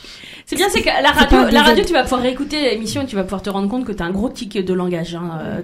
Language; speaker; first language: French; native; French